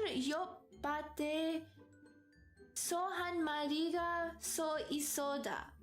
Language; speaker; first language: Korean; non-native, learner; English